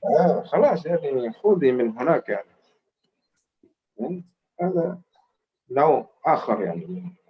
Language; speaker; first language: Arabic; non-native, fluent; Indonesian